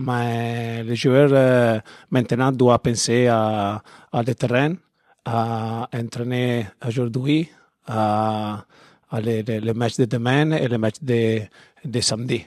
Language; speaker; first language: French; non-native, learner; Italian